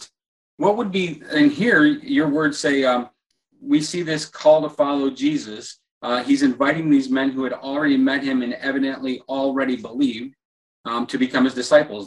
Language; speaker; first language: English; native; English